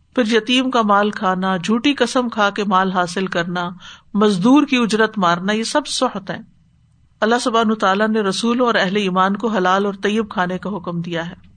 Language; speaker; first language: Urdu; native; Urdu